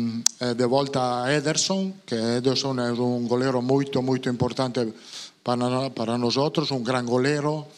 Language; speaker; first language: Portuguese; non-native, learner; Italian